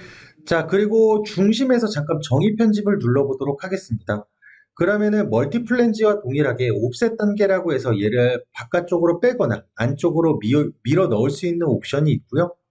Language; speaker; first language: Korean; native; Korean